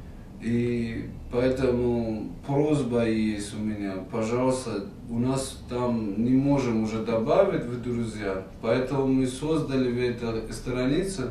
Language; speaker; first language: Russian; non-native, fluent; Persian